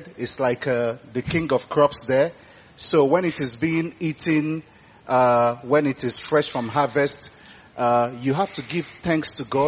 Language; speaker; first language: English; non-native, local second language; Igbo